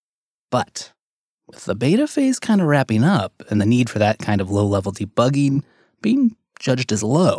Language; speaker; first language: English; native; English